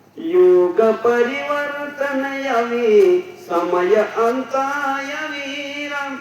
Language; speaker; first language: Gujarati; non-native, local second language; Bhili